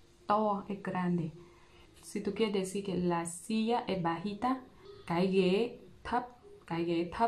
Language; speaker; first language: Spanish; non-native, learner; Vietnamese